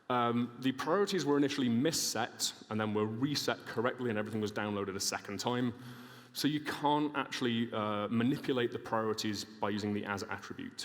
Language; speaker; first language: English; native; English